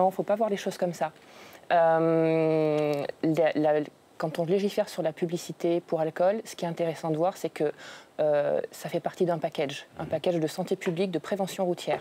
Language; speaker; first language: French; native; French